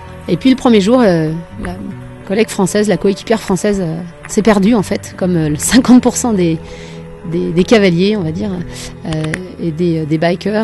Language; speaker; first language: French; native; French